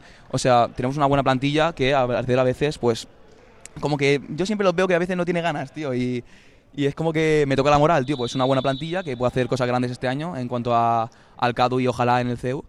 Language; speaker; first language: Spanish; native; Spanish